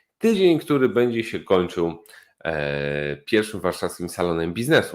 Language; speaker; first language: Polish; native; Polish